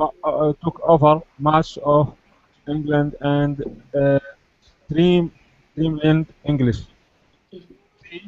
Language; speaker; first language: English; non-native, learner; Arabic